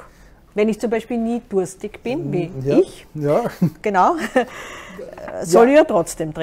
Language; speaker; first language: German; native; German